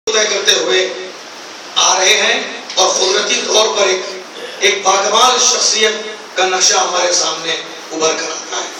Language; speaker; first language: Urdu; native; Urdu